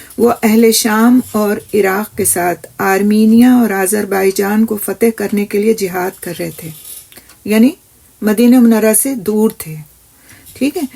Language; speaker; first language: Urdu; native; Urdu